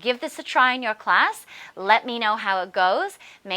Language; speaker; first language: English; native; English